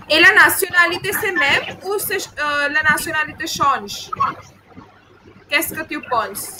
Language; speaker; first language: French; non-native, fluent; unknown